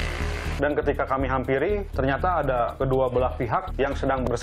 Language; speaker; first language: Indonesian; native; Indonesian